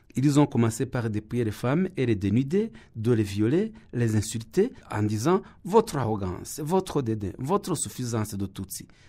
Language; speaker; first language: French; non-native, local second language; Kinyarwanda